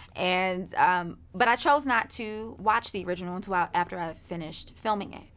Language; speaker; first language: English; native; English